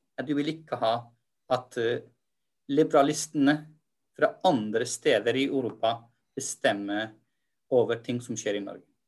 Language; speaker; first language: Norwegian; non-native, fluent; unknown